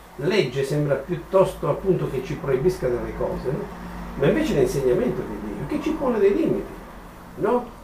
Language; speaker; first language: Italian; native; Italian